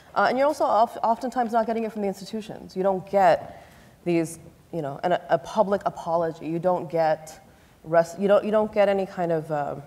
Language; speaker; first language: English; native; English